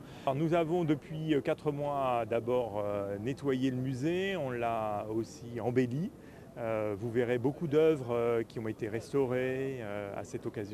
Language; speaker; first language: French; native; French